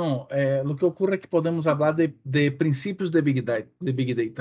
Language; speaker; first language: Spanish; non-native, fluent; Portuguese